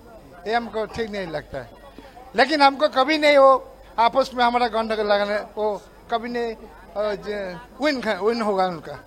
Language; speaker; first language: Hindi; non-native, local second language; Bangla